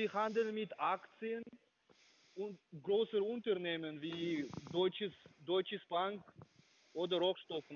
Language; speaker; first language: German; non-native, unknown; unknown